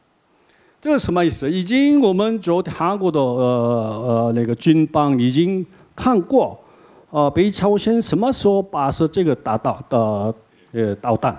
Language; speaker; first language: Chinese; non-native, learner; Korean